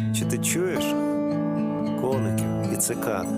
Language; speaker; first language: Ukrainian; native; Ukrainian